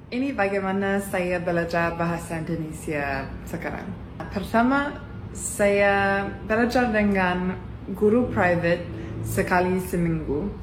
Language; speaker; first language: Indonesian; non-native, learner; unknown